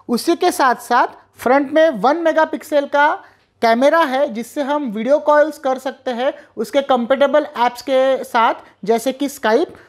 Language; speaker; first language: Hindi; non-native, local second language; Marathi